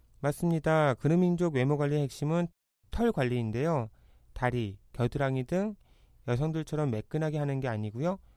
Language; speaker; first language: Korean; native; Korean